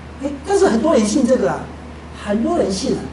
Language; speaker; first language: Chinese; native; Chinese